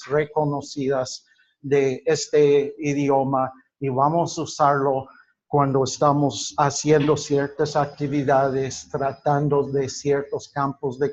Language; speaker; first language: Spanish; non-native, fluent; English